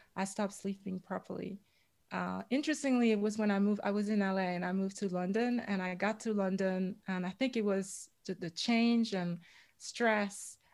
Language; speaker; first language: English; non-native, fluent; French